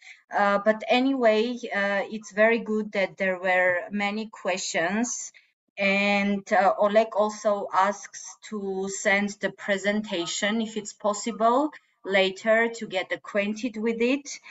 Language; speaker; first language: English; non-native, fluent; Armenian